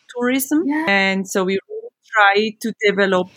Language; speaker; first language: English; non-native, fluent; Swiss German